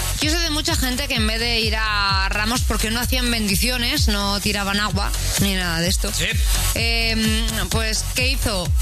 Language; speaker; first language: Spanish; native; Spanish